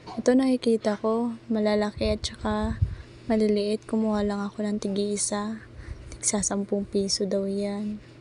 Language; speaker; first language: Filipino; non-native, local second language; Cebuano